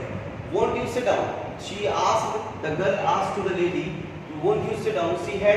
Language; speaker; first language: English; non-native, local second language; Hindi